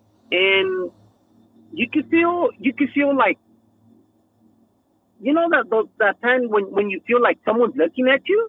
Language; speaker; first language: English; early bilingual, other home language; Spanish